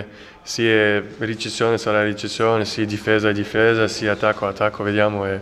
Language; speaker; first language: Italian; non-native, learner; French